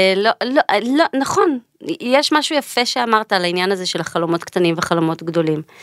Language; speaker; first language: Hebrew; native; Hebrew